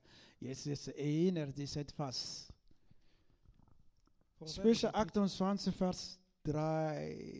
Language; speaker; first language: German; non-native, learner; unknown